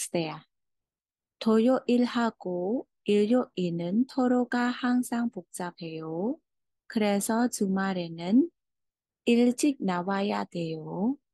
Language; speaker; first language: Korean; non-native, fluent; Khmer